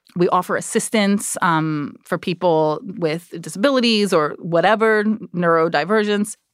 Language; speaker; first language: English; native; English